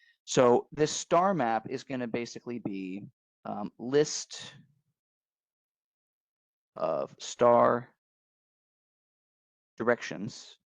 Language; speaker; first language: English; native; English